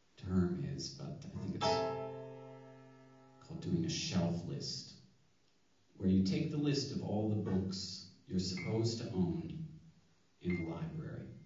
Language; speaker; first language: English; native; English